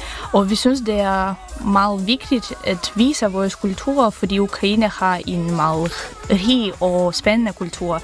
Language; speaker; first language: Danish; non-native, learner; Ukrainian